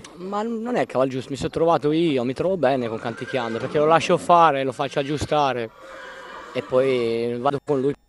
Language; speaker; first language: Italian; non-native, fluent; Albanian